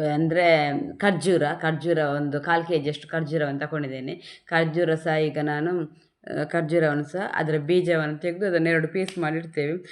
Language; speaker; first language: Kannada; non-native, local second language; Tulu